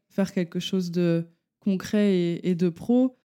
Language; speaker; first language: French; native; French